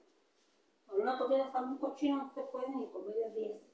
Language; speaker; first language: Spanish; native; Spanish